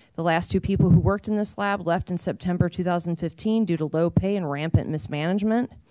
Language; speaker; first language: English; native; English